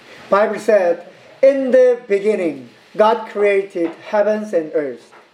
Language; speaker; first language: English; non-native, learner; Korean